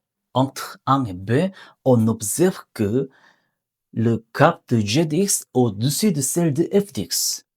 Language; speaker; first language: French; non-native, learner; Korean